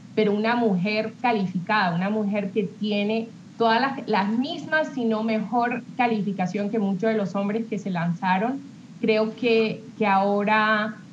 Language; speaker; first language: Spanish; early bilingual, heritage; Spanish